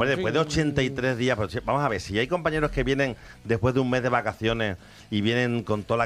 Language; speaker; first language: Spanish; native; Spanish